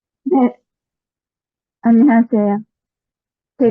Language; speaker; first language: Korean; non-native, fluent; Japanese